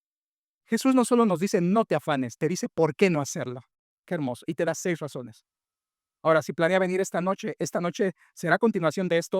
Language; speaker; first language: Spanish; native; Spanish